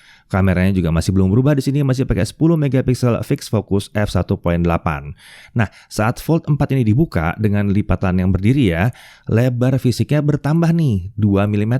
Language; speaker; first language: Indonesian; native; Indonesian